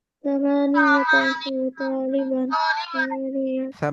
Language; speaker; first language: Arabic; non-native, learner; Bangla